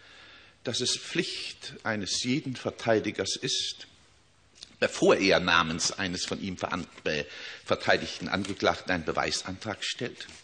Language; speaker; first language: German; native; German